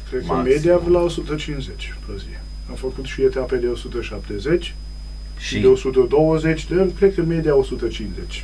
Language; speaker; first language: Romanian; non-native, local second language; German